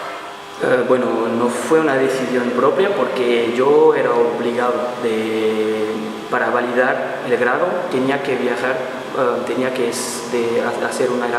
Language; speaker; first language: Spanish; non-native, learner; Portuguese